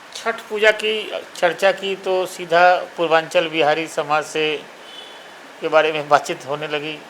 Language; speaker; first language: Hindi; native; Hindi